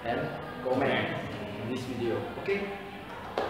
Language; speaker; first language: English; non-native, learner; Indonesian